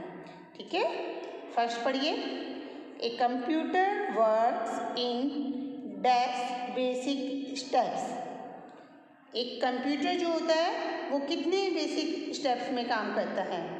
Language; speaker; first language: Hindi; native; Hindi